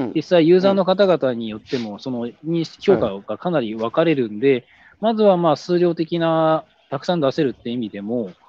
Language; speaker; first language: Japanese; native; Japanese